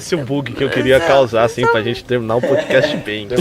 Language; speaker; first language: Portuguese; native; Portuguese